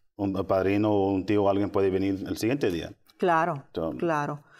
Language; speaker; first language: Spanish; early bilingual, heritage; Spanish